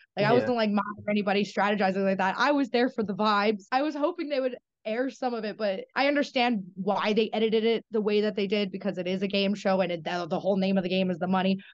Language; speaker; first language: English; native; English